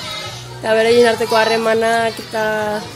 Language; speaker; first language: Basque; native; Basque